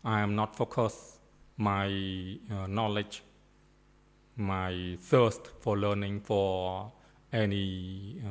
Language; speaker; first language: English; non-native, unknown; Khmer